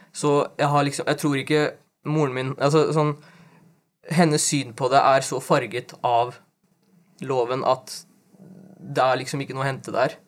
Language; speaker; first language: Norwegian; early bilingual, other home language; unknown